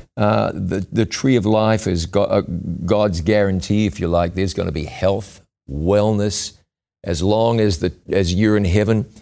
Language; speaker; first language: English; native; English